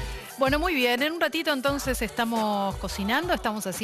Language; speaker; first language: Spanish; native; Spanish